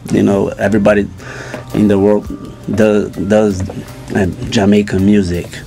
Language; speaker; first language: English; non-native, fluent; Portuguese